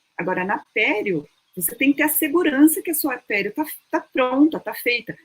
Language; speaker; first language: Portuguese; native; Portuguese